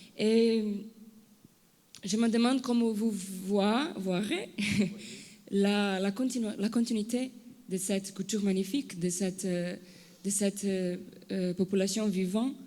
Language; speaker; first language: French; non-native, learner; Portuguese